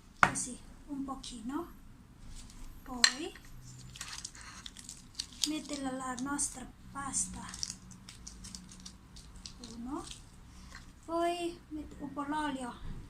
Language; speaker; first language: Italian; non-native, learner; Thai